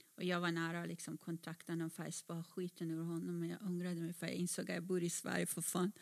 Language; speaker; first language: Swedish; non-native, fluent; Persian